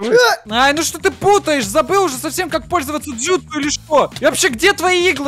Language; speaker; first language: Russian; native; Russian